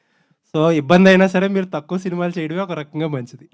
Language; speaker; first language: Telugu; native; Telugu